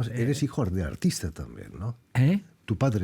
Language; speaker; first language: Spanish; native; Spanish